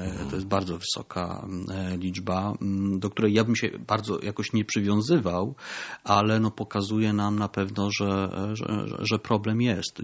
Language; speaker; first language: Polish; native; Polish